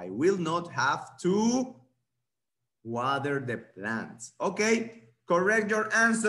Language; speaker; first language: English; non-native, fluent; Spanish